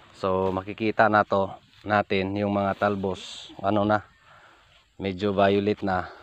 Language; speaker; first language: Filipino; non-native, local second language; Cebuano